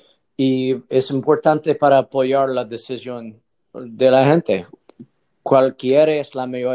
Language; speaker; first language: Spanish; non-native, learner; English